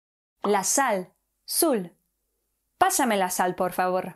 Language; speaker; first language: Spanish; non-native, fluent; Polish